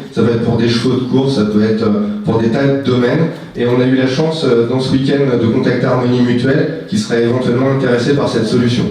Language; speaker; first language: French; native; French